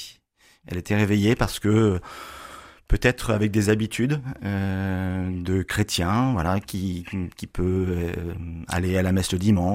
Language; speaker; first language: French; native; French